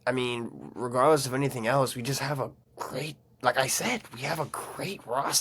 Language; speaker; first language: English; native; English